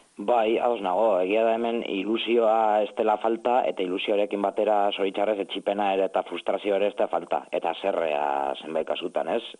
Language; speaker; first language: Basque; native; Basque